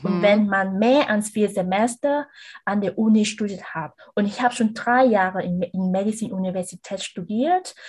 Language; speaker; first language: German; non-native, learner; Vietnamese